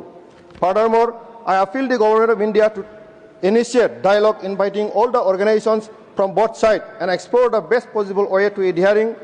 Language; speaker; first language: English; non-native, local second language; Bodo